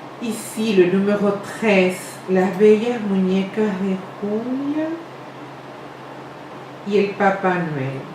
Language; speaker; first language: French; non-native, fluent; Spanish